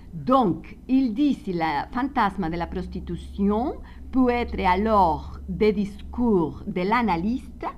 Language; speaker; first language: French; non-native, fluent; Spanish